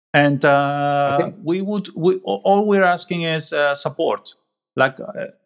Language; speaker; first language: English; non-native, fluent; Greek